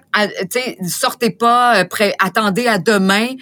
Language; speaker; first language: French; native; French